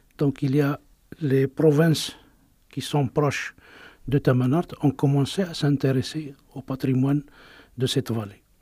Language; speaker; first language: French; non-native, local second language; Arabic